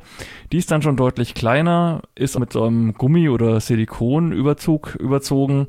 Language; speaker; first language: German; native; German